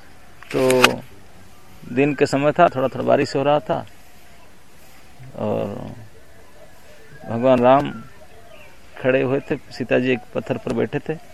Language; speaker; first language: Hindi; non-native, local second language; Odia